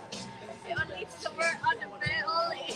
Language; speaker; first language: English; non-native, learner; Thai